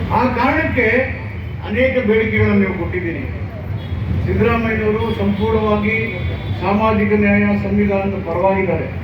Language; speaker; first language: Kannada; native; Kannada